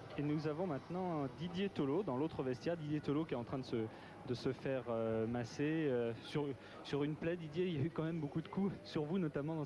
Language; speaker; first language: French; native; French